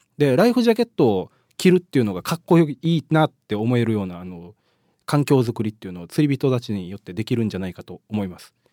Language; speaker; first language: Japanese; native; Japanese